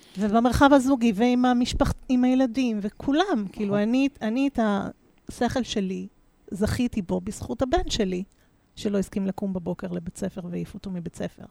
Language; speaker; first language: Hebrew; native; Hebrew